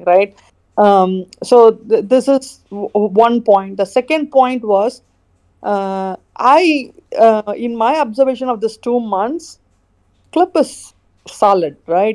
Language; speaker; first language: English; non-native, fluent; Khmer